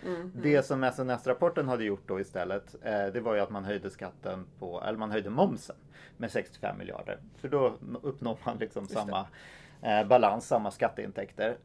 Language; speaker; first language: Swedish; native; Swedish